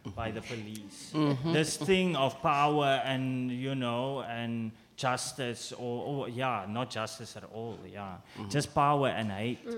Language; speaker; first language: English; non-native, local second language; Afrikaans